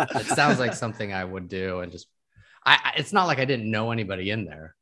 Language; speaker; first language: English; native; English